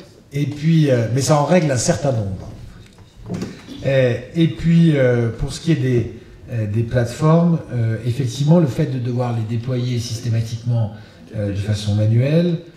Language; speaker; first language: French; native; French